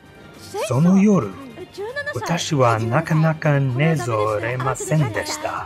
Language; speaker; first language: Japanese; non-native, learner; English